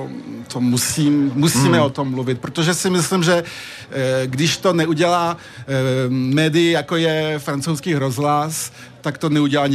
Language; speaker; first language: Czech; early bilingual, heritage; Czech